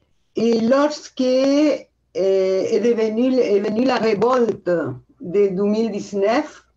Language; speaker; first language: French; non-native, fluent; Spanish